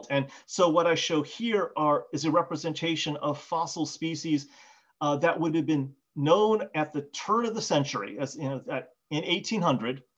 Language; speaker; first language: English; native; English